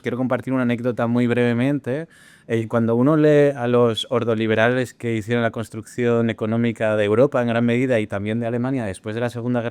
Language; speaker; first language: Spanish; native; Spanish